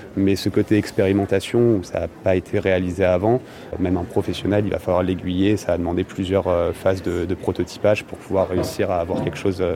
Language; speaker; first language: French; native; French